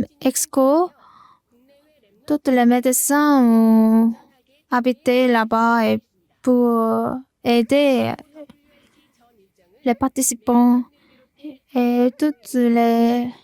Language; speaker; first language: French; non-native, learner; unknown